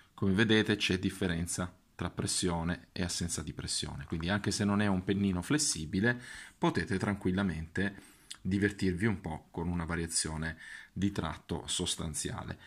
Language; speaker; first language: Italian; native; Italian